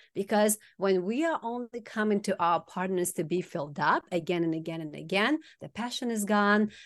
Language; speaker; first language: English; non-native, fluent; Russian